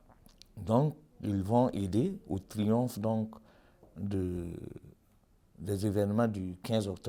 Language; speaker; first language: French; native; French